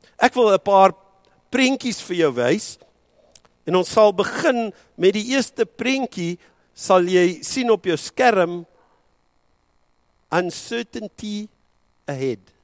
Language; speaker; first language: Afrikaans; early bilingual, heritage; Afrikaans